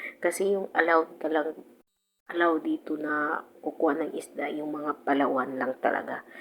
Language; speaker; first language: Filipino; non-native, local second language; Cebuano